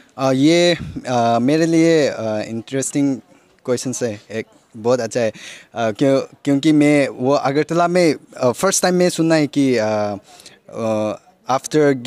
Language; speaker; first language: Hindi; non-native, local second language; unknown